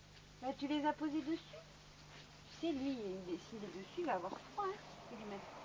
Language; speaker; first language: French; native; French